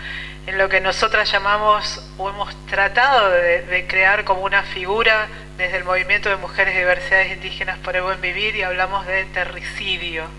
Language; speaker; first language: Spanish; native; Spanish